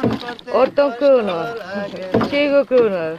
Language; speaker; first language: Swedish; non-native, fluent; Spanish